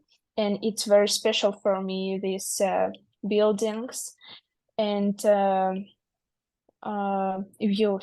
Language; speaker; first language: English; non-native, learner; Russian